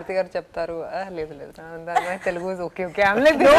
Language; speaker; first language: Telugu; non-native, local second language; Hindi